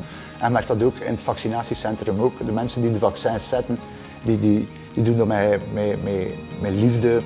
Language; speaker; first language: Dutch; native; Dutch